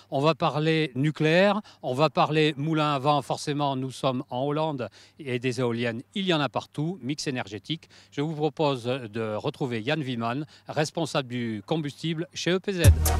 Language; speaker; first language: French; native; French